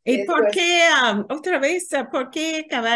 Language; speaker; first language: Spanish; non-native, fluent; English